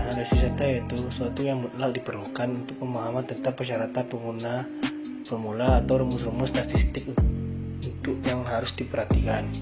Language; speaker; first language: Indonesian; native; Indonesian